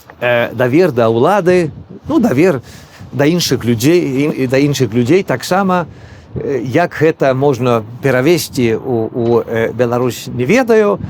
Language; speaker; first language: Belarusian; non-native, fluent; Swedish